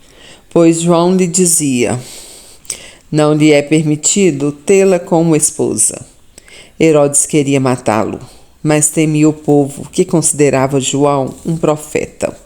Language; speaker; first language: Portuguese; native; Portuguese